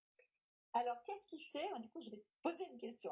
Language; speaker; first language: French; native; French